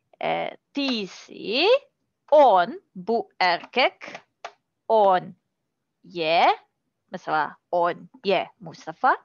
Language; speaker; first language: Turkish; non-native, learner; Serbian